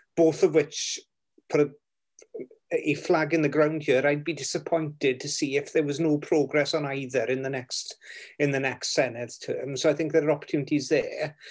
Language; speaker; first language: English; native; English